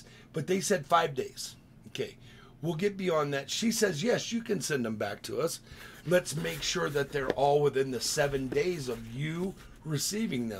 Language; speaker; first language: English; native; English